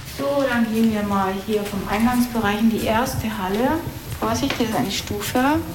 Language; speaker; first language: German; native; German